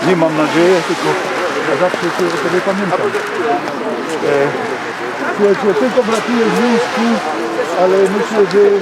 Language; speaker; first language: Polish; native; Polish